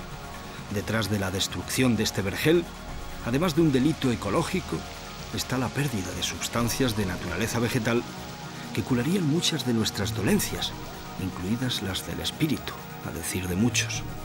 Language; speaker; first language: Spanish; native; Spanish